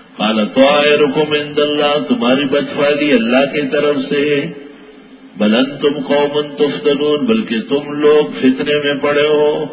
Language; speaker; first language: Urdu; non-native, local second language; Pashto